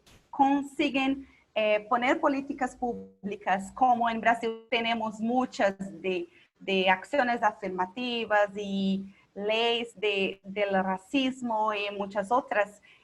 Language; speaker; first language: Spanish; non-native, local second language; Portuguese